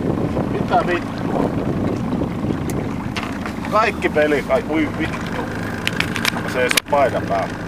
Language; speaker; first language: Finnish; non-native, local second language; Swedish